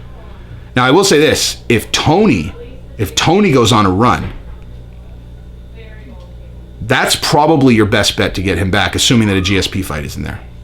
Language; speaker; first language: English; native; English